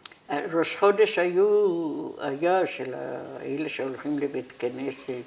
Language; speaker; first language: Hebrew; non-native, fluent; Persian